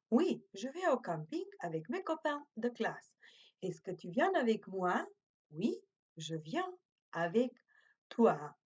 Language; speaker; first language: French; non-native, fluent; Macedonian